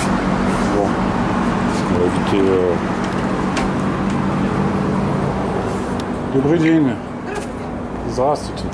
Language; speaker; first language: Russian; early bilingual, heritage; French